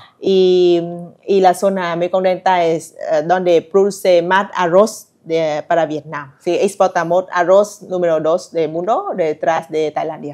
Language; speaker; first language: Spanish; non-native, learner; Vietnamese